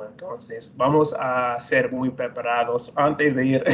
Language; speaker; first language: Spanish; non-native, fluent; English